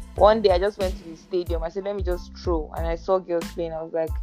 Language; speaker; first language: English; non-native, local second language; Yoruba